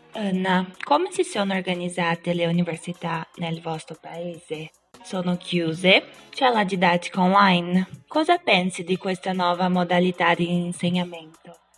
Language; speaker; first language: Italian; non-native, fluent; Portuguese